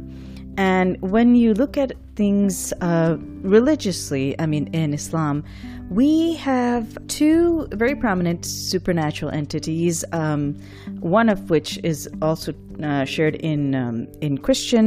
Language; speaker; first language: English; non-native, local second language; Urdu